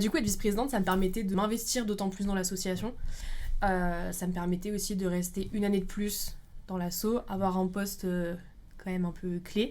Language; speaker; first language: French; native; French